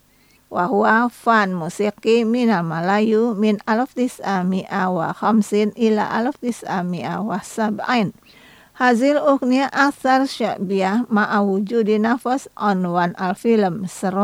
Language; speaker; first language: Arabic; non-native, learner; Indonesian